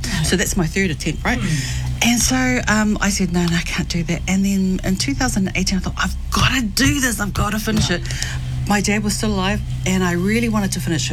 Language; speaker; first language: English; native; English